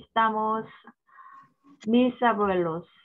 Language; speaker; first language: Spanish; non-native, learner; Korean